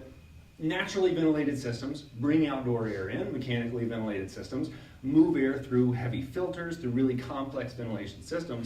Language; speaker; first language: English; native; English